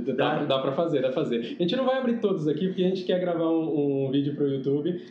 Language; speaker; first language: Portuguese; native; Portuguese